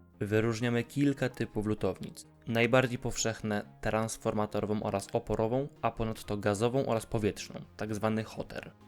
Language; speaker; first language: Polish; native; Polish